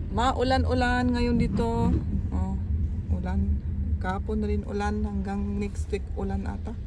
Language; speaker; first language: Filipino; native; Filipino